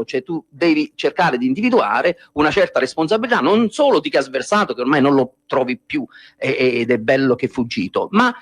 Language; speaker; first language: Italian; native; Italian